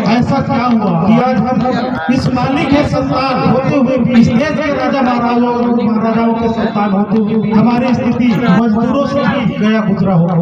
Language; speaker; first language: Hindi; non-native, local second language; Gondi